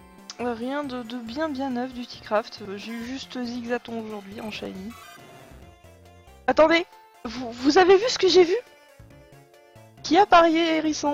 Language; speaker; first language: French; native; French